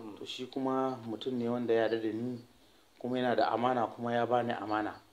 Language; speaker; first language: Hausa; early bilingual, heritage; Hausa